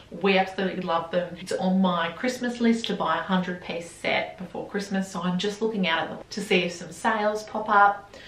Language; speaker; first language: English; native; English